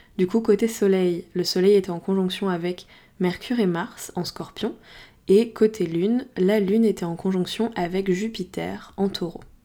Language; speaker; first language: French; native; French